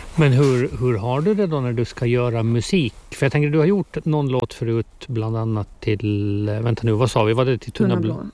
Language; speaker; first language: Swedish; native; Swedish